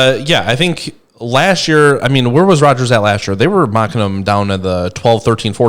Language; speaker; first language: English; native; English